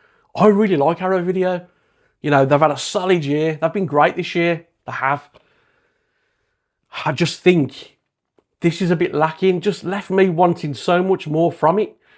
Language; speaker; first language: English; native; English